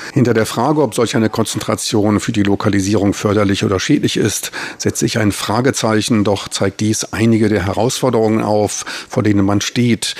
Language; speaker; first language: German; native; German